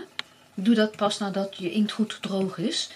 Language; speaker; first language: Dutch; native; Dutch